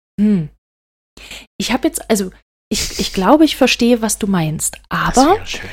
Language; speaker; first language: German; native; German